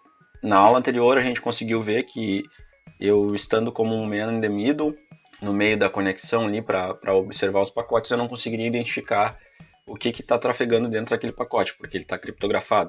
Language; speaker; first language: Portuguese; native; Portuguese